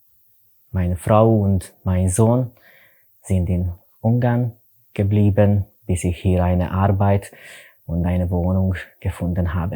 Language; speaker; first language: German; non-native, learner; Hungarian